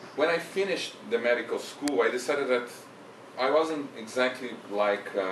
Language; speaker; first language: English; non-native, fluent; Portuguese